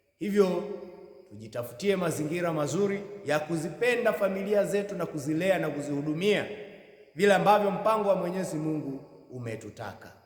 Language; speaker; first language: Swahili; native; Swahili